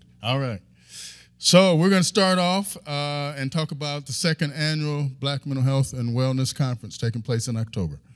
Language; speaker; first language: English; native; English